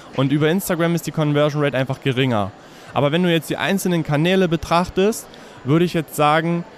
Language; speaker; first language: German; native; German